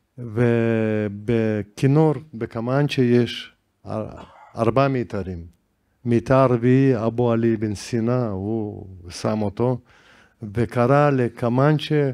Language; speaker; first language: Hebrew; non-native, fluent; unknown